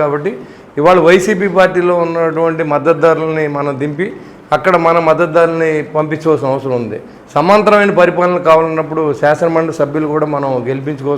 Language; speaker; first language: Telugu; native; Telugu